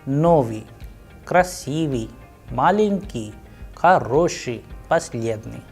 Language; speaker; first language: Russian; non-native, fluent; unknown